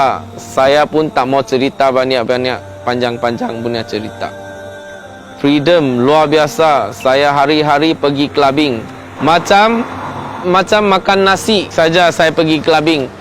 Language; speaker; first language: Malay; non-native, local second language; Chinese